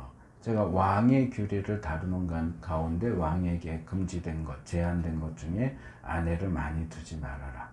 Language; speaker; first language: Korean; native; Korean